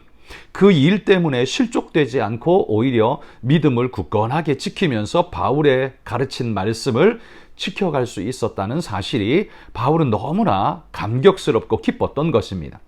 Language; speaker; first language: Korean; native; Korean